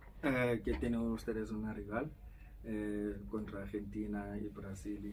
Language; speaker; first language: Spanish; non-native, learner; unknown